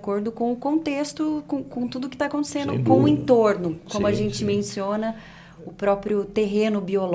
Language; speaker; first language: Portuguese; native; Portuguese